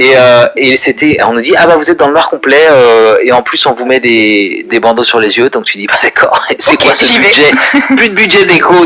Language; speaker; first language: French; native; French